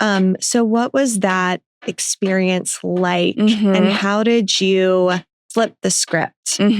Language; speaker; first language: English; native; English